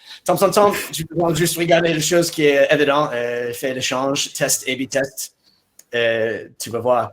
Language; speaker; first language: French; non-native, fluent; English